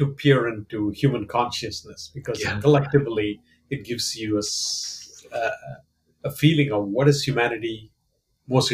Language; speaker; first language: English; non-native, local second language; Malayalam